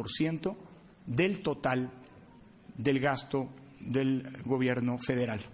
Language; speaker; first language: Spanish; native; Spanish